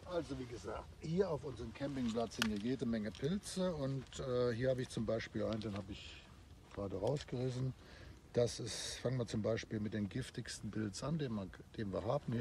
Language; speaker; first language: German; native; German